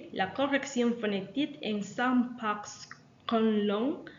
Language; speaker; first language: French; non-native, learner; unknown